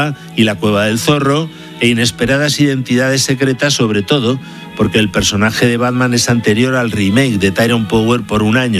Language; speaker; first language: Spanish; native; Spanish